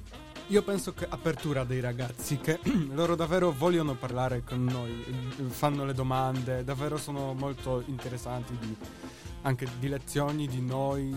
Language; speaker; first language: Italian; non-native, learner; Polish